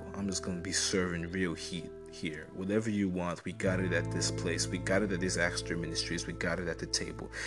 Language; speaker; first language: English; non-native, local second language; Igbo